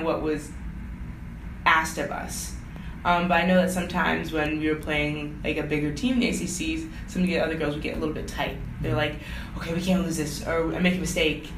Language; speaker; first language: English; native; English